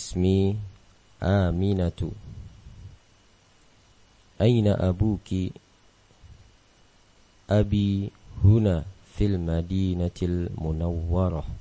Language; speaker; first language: Arabic; non-native, fluent; Indonesian